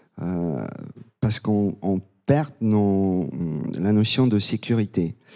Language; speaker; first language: French; non-native, fluent; Bulgarian